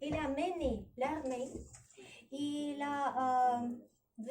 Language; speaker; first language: French; non-native, learner; Russian